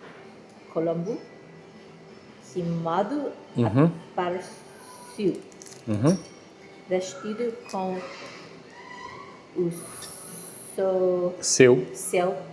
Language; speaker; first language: Portuguese; non-native, learner; English